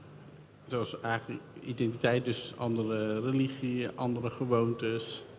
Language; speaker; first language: Dutch; early bilingual, other home language; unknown